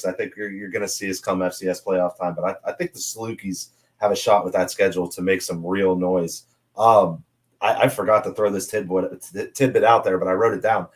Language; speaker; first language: English; native; English